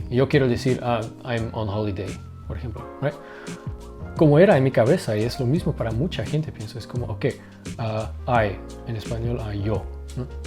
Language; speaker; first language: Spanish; non-native, fluent; Dutch